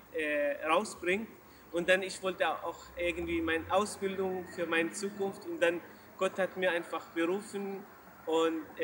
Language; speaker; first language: German; non-native, learner; Arabic